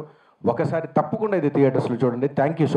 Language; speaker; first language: Telugu; native; Telugu